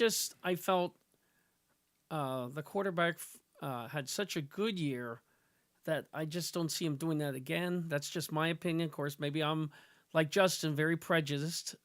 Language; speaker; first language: English; native; English